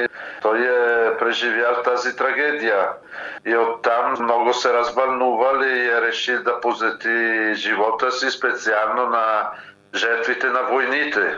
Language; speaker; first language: Bulgarian; non-native, fluent; Italian